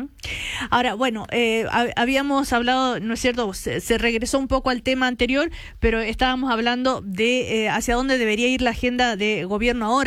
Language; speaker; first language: Spanish; native; Spanish